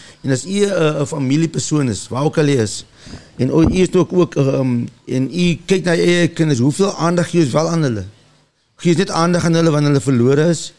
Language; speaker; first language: Afrikaans; early bilingual, heritage; Afrikaans